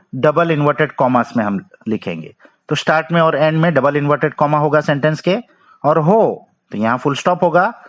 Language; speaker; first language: Hindi; non-native, local second language; Marathi